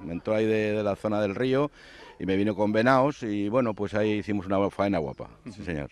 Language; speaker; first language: Spanish; native; Spanish